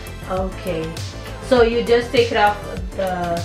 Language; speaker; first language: English; non-native, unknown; Portuguese